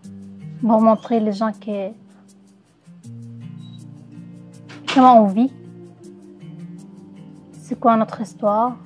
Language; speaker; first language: French; non-native, learner; Arabic